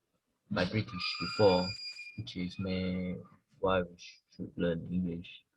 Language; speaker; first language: English; non-native, fluent; Chinese